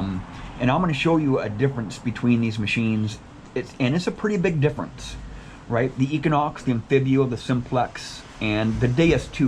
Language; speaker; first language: English; native; English